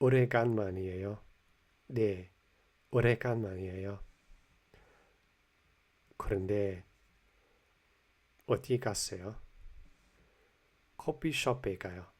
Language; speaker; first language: Korean; non-native, learner; English